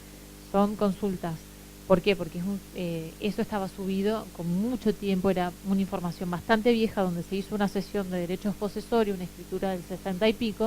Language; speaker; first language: Spanish; native; Spanish